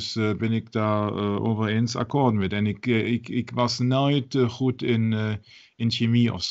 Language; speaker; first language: Dutch; non-native, learner; German